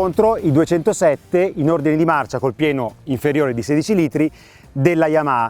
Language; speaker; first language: Italian; native; Italian